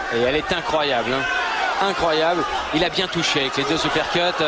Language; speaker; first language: French; native; French